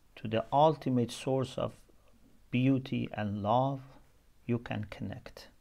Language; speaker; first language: English; non-native, fluent; Persian